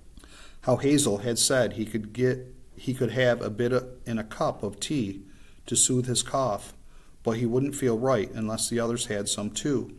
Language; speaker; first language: English; native; English